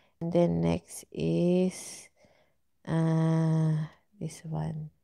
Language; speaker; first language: English; non-native, learner; Filipino